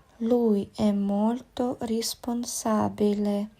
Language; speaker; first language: Italian; non-native, learner; Ukrainian